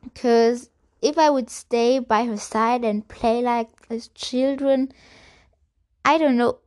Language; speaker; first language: English; non-native, fluent; German